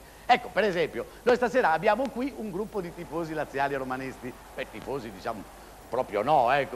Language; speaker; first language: Italian; native; Italian